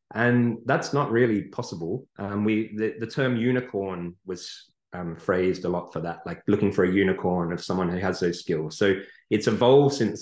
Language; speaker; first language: English; native; English